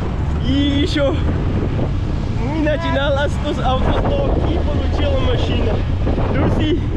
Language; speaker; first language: Russian; non-native, local second language; Kyrgyz